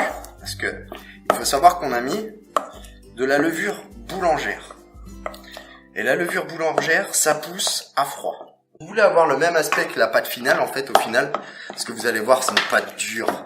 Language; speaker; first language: French; native; French